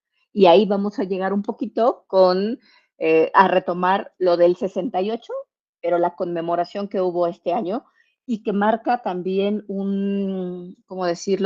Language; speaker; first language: Spanish; native; Spanish